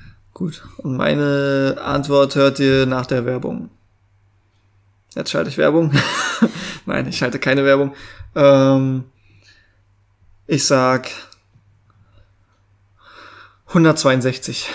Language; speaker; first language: German; native; German